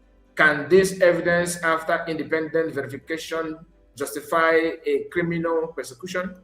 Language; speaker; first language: English; non-native, local second language; Igbo